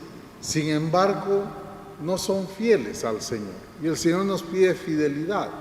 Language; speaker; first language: Spanish; native; Spanish